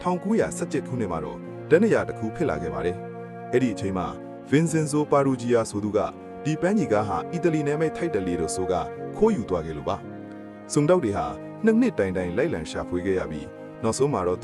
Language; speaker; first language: Burmese; native; Burmese